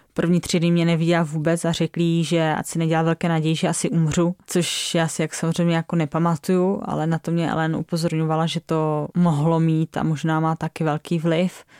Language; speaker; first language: Czech; native; Czech